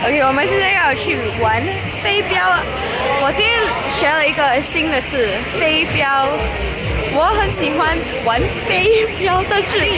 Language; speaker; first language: Chinese; non-native, local second language; English